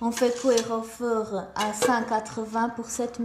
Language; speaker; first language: French; non-native, fluent; Portuguese